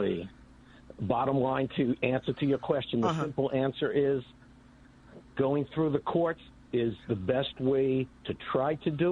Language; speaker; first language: English; native; English